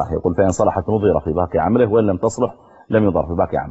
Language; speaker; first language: Arabic; native; Arabic